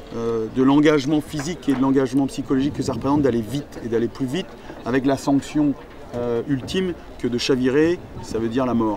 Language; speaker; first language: French; native; French